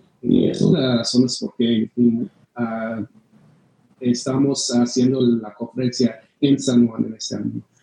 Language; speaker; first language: Spanish; non-native, fluent; English